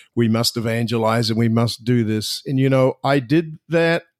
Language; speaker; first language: English; native; English